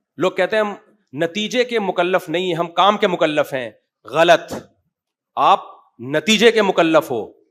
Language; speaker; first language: Urdu; native; Urdu